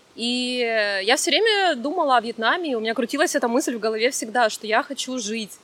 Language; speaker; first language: Russian; native; Russian